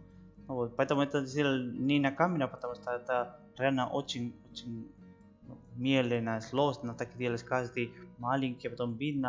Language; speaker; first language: Russian; non-native, learner; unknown